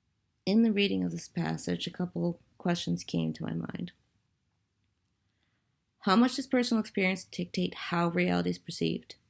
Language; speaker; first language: English; native; English